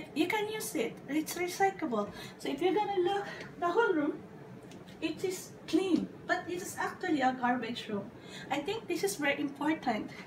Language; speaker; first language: English; non-native, local second language; Filipino